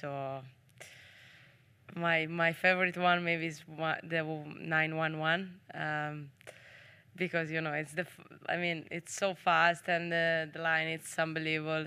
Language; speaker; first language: English; non-native, fluent; Italian